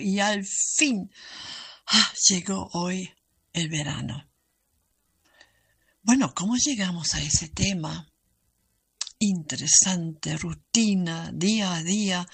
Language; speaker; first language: Spanish; non-native, fluent; German